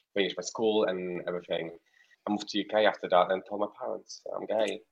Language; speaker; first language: English; non-native, fluent; Polish